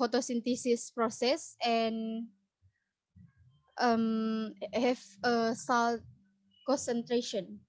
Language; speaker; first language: English; non-native, learner; Indonesian